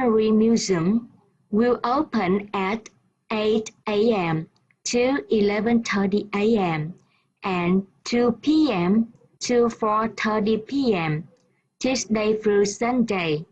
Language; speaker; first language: English; non-native, fluent; Vietnamese